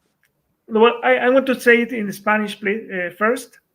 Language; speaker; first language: English; non-native, fluent; Spanish